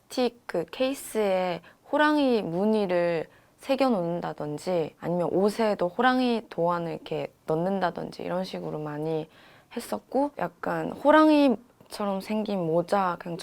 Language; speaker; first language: Korean; non-native, fluent; Chinese